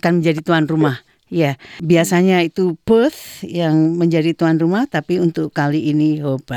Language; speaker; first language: Indonesian; native; Indonesian